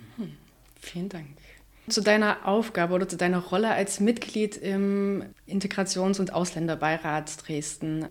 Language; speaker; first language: German; native; German